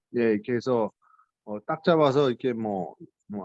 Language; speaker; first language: Korean; native; Korean